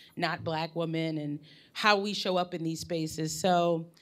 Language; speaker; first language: English; native; English